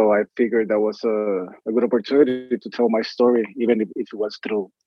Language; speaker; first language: English; non-native, fluent; Spanish